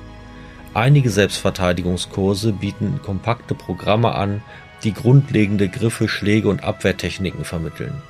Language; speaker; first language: German; native; German